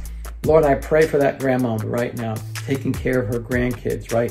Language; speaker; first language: English; native; English